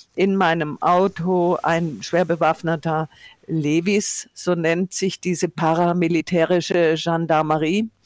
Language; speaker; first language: German; native; German